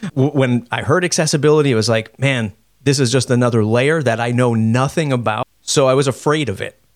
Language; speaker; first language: English; native; English